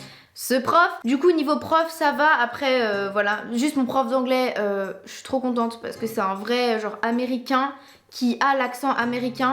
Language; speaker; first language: French; native; French